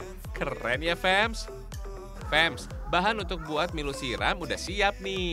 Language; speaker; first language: Indonesian; native; Indonesian